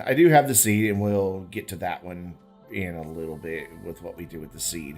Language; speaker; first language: English; native; English